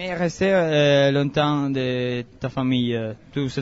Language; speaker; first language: French; non-native, learner; Italian